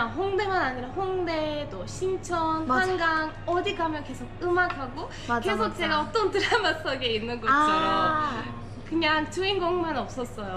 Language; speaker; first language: Korean; non-native, fluent; Turkish